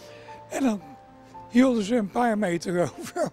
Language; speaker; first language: Dutch; native; Dutch